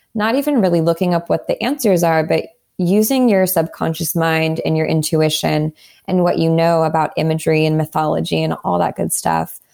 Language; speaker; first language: English; native; English